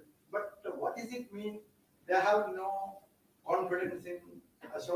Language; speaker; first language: English; non-native, local second language; Malayalam